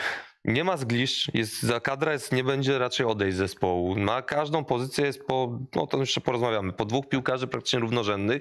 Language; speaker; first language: Polish; native; Polish